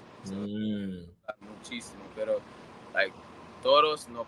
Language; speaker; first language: Spanish; non-native, learner; English